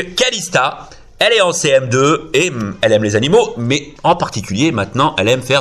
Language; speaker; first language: French; native; French